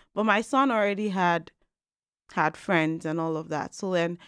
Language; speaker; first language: English; non-native, local second language; Igbo